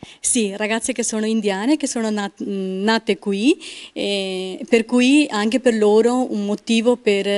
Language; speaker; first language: Italian; non-native, learner; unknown